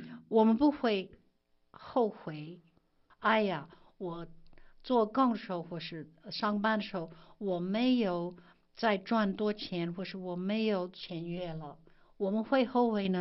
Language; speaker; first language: Chinese; non-native, fluent; English